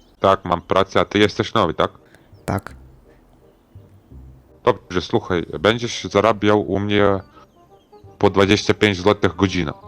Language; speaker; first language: Polish; non-native, learner; Ukrainian